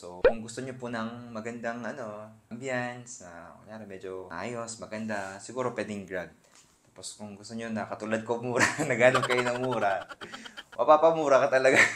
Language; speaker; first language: Filipino; non-native, fluent; Korean